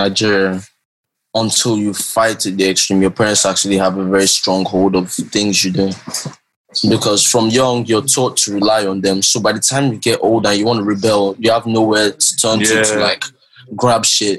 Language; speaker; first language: English; non-native, local second language; Yoruba